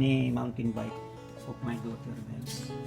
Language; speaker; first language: English; non-native, local second language; Filipino